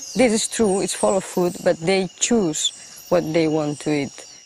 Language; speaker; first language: English; non-native, fluent; Spanish